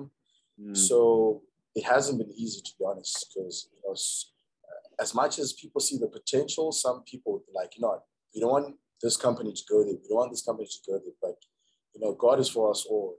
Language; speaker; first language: English; non-native, local second language; Shona